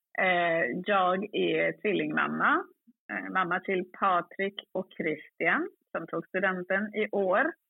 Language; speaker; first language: Swedish; early bilingual, other home language; Swahili